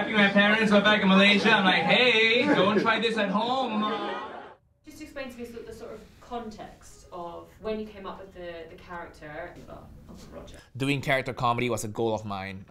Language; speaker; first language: English; non-native, local second language; Chinese